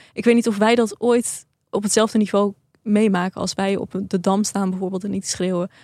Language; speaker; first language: Dutch; early bilingual, other home language; Persian